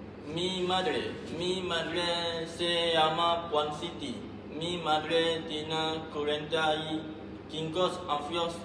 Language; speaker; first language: Spanish; non-native, learner; Malay